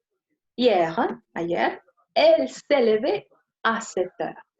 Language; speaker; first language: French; non-native, fluent; Spanish